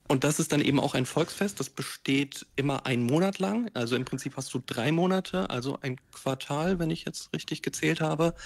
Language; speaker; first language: German; native; German